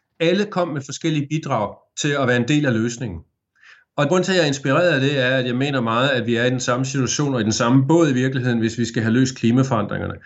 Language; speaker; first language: Danish; native; Danish